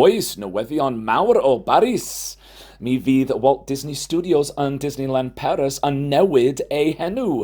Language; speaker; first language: Welsh; non-native, fluent; English